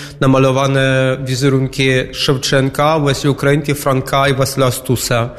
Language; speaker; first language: Polish; non-native, fluent; Ukrainian